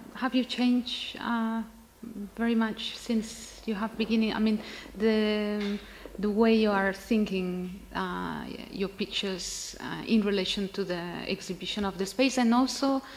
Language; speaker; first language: English; non-native, fluent; Catalan